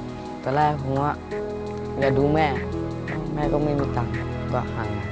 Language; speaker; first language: Thai; non-native, fluent; Khmer